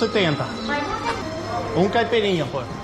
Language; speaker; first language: Portuguese; non-native, learner; English